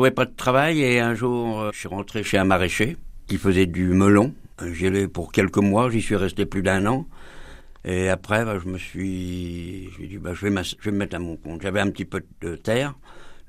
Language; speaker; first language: French; native; French